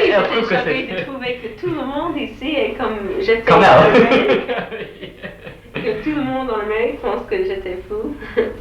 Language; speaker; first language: French; non-native, learner; English